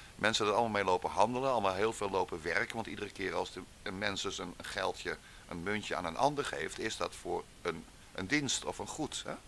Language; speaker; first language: Dutch; native; Dutch